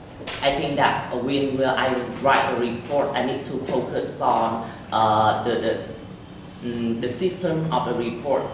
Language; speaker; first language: English; non-native, learner; Vietnamese